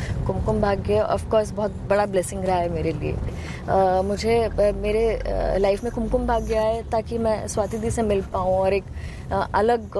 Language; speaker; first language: Hindi; native; Hindi